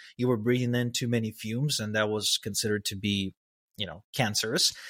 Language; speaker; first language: English; early bilingual, other home language; Hebrew